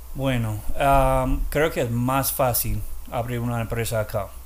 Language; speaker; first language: Spanish; non-native, fluent; English